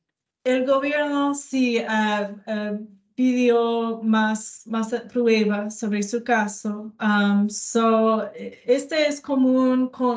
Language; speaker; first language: Spanish; non-native, learner; English